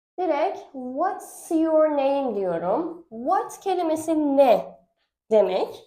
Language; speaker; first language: Turkish; non-native, fluent; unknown